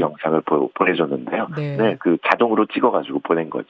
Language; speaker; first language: Korean; native; Korean